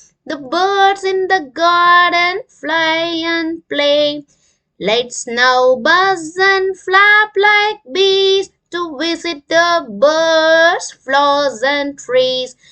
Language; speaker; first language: English; non-native, local second language; Tamil